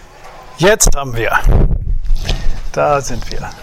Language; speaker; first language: German; non-native, fluent; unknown